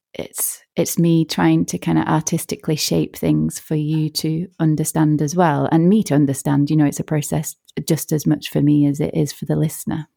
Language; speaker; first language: English; native; English